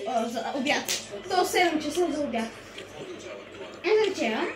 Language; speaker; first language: Bulgarian; native; Bulgarian